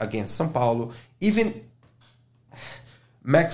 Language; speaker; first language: English; non-native, fluent; Portuguese